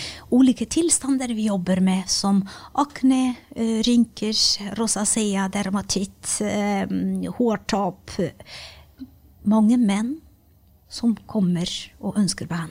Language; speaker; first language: Norwegian; early bilingual, other home language; Albanian